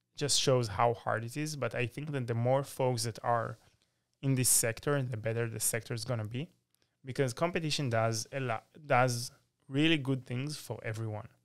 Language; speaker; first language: English; non-native, fluent; Hebrew